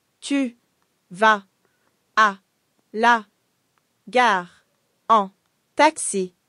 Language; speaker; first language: French; non-native, learner; English